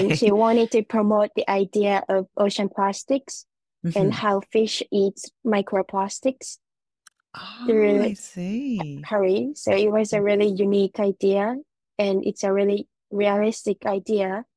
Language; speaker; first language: English; non-native, fluent; Japanese